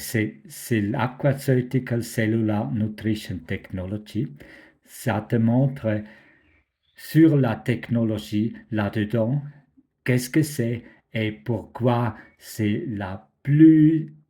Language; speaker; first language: French; non-native, fluent; German